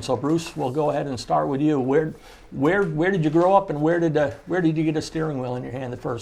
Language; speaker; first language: English; native; English